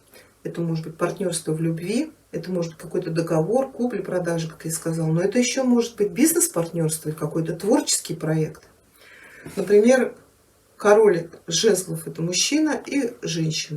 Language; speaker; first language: Russian; native; Russian